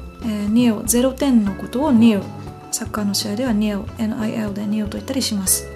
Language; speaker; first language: Japanese; native; Japanese